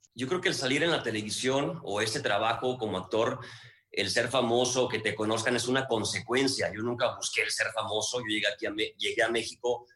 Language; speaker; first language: Spanish; native; Spanish